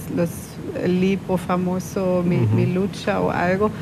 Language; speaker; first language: Spanish; non-native, fluent; German